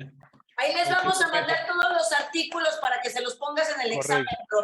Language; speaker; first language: Spanish; native; Spanish